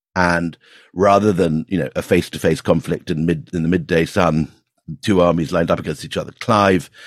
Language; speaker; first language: English; native; English